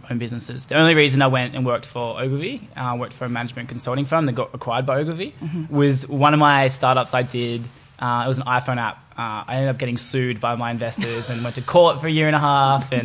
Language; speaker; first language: English; native; English